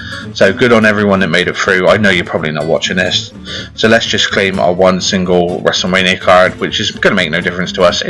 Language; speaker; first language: English; native; English